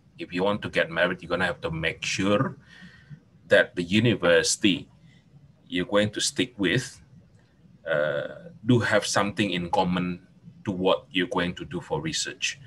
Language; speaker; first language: English; non-native, fluent; Indonesian